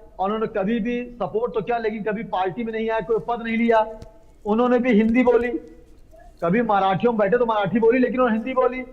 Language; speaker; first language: Hindi; native; Hindi